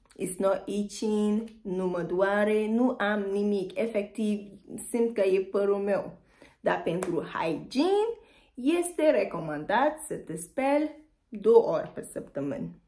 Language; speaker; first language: Romanian; non-native, learner; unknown